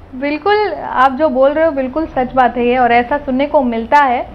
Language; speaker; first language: Hindi; native; Hindi